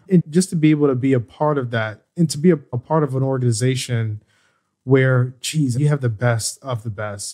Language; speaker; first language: English; native; English